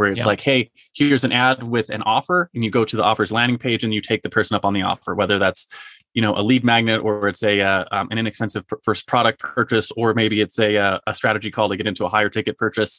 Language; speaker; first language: English; native; English